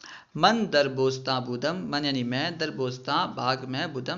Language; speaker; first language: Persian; non-native, fluent; Urdu